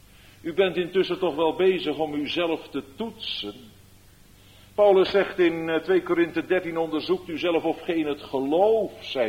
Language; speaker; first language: Dutch; native; Dutch